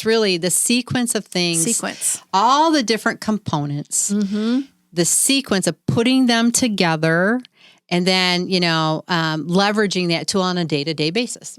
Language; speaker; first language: English; native; English